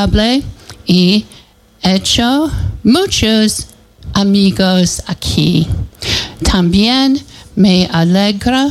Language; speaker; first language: Spanish; non-native, learner; English